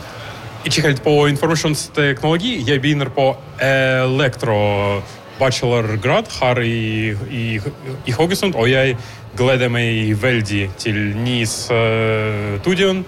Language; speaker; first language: Norwegian; non-native, fluent; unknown